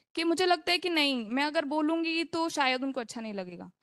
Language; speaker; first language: Hindi; native; Hindi